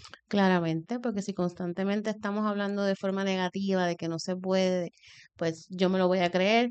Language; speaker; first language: Spanish; native; Spanish